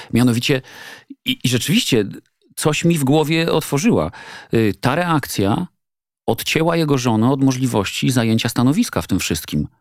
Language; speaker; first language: Polish; native; Polish